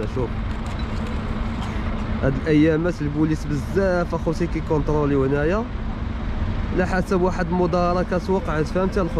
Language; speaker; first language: Arabic; native; Arabic